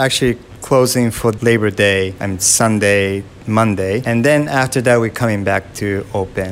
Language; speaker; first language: English; non-native, fluent; Japanese